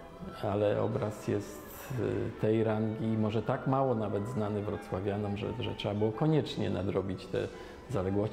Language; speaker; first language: Polish; native; Polish